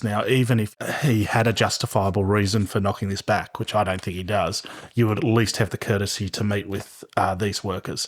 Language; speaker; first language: English; native; English